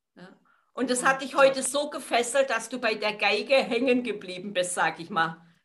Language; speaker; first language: German; native; German